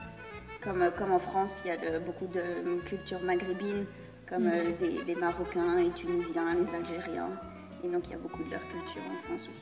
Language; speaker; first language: French; early bilingual, heritage; French